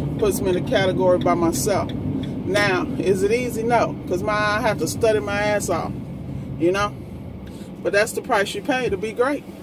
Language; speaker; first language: English; native; English